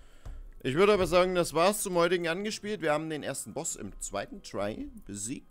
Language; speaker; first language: German; native; German